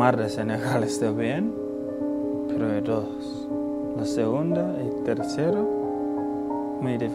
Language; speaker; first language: Spanish; non-native, learner; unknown